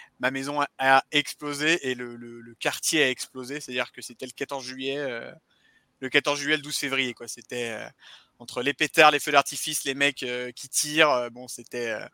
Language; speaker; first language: French; native; French